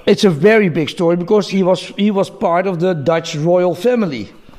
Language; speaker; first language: English; non-native, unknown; Dutch